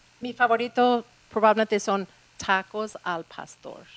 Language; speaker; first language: Spanish; non-native, fluent; English